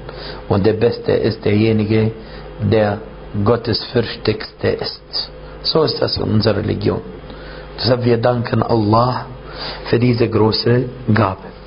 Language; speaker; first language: German; non-native, fluent; Arabic